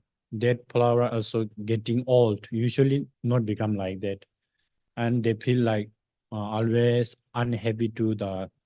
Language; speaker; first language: English; non-native, fluent; Tibetan